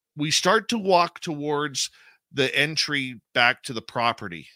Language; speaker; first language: English; native; English